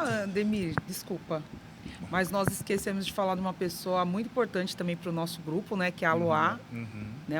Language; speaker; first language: Portuguese; native; Portuguese